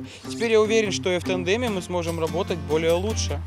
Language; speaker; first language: Russian; native; Russian